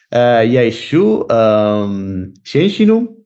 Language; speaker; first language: Russian; non-native, learner; Spanish